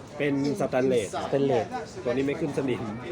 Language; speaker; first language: Thai; native; Thai